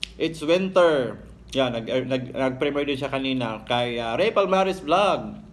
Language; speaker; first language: Filipino; non-native, local second language; Cebuano